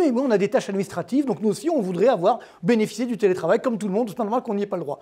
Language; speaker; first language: French; native; French